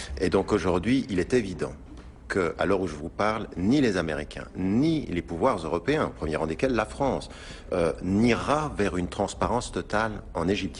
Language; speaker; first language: French; early bilingual, other home language; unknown